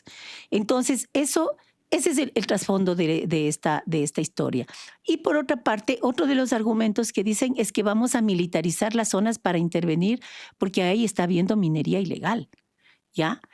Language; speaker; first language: Spanish; native; Spanish